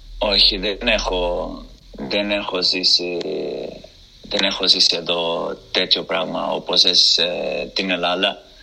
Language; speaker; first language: Greek; non-native, fluent; Portuguese